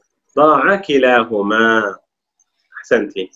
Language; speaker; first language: Arabic; non-native, fluent; Urdu